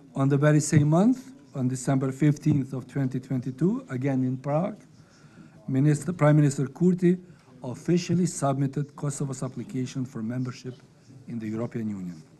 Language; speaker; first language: English; non-native, fluent; Albanian